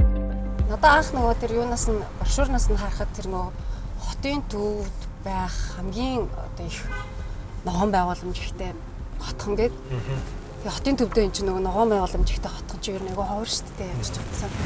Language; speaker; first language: Mongolian; native; Mongolian